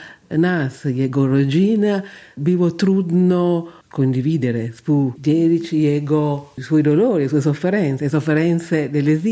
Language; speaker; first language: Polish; non-native, learner; Italian